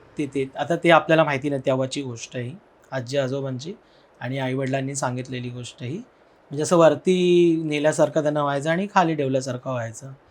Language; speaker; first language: Marathi; non-native, local second language; Telugu